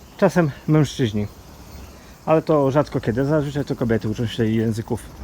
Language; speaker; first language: Polish; native; Polish